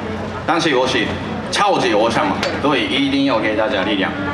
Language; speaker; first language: Chinese; non-native, fluent; Japanese